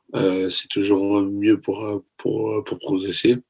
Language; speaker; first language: French; native; French